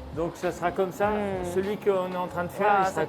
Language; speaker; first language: French; native; French